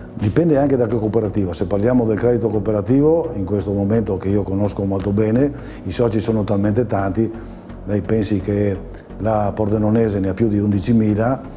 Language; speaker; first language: Italian; native; Italian